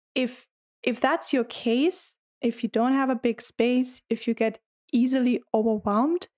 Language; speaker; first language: English; non-native, fluent; German